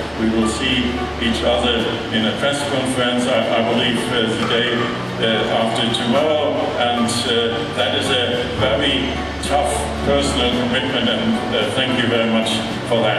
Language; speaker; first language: English; non-native, fluent; German